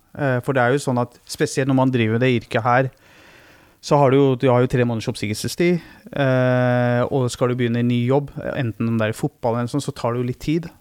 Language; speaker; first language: Norwegian; early bilingual, other home language; Persian